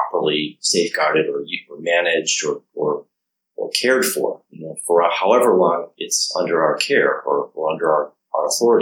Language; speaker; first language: English; native; English